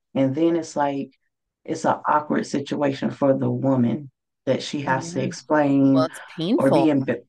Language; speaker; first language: English; native; English